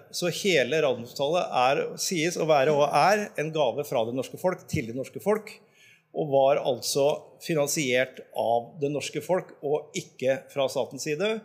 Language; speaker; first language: Norwegian; native; Norwegian